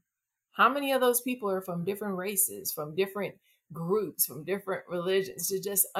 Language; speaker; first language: English; native; English